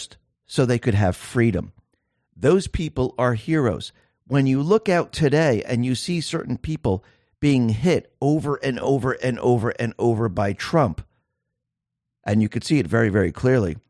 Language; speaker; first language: English; native; English